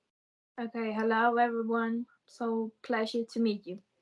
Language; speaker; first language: English; non-native, learner; Spanish